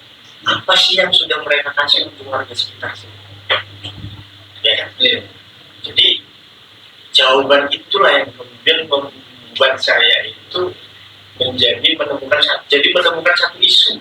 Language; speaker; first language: Indonesian; native; Indonesian